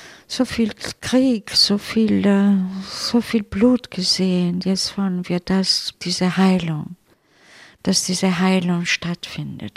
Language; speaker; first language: German; non-native, fluent; Italian